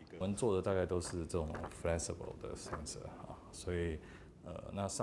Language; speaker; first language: Chinese; native; Chinese